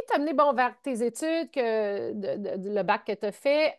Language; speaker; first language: French; native; French